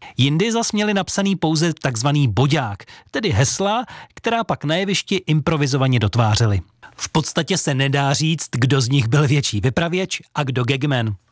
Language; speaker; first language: Czech; native; Czech